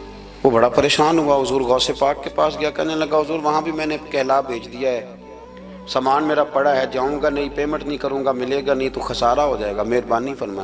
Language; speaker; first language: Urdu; non-native, local second language; Punjabi